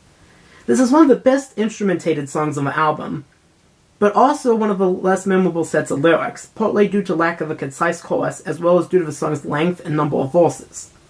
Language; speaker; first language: English; native; English